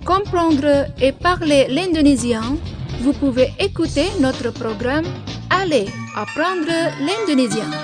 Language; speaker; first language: French; non-native, fluent; Indonesian